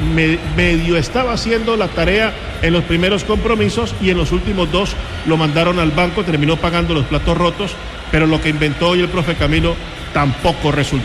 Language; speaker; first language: Spanish; native; Spanish